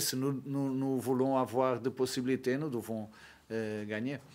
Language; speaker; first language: French; non-native, learner; Portuguese